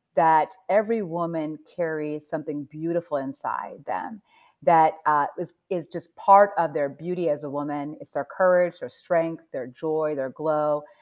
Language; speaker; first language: English; native; English